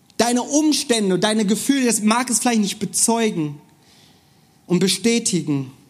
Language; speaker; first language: German; non-native, fluent; Korean